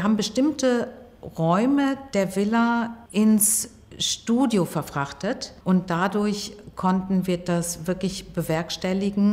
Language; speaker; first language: German; native; German